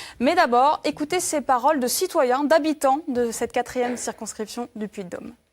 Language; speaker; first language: French; native; French